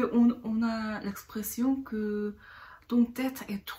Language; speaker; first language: French; non-native, learner; Korean